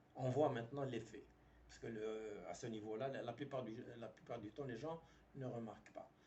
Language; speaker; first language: French; non-native, local second language; Arabic